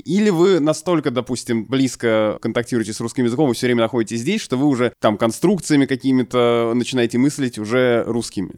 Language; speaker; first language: Russian; native; Russian